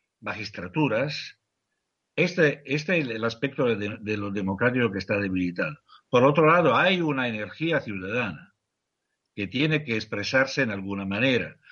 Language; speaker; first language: Spanish; non-native, fluent; Italian